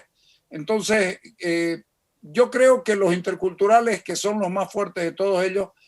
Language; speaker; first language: Spanish; native; Spanish